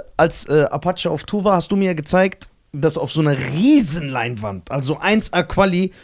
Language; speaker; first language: German; native; German